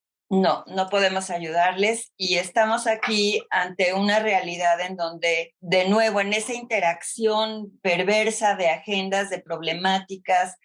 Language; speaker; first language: Spanish; native; Spanish